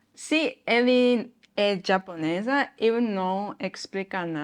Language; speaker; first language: Portuguese; non-native, learner; Japanese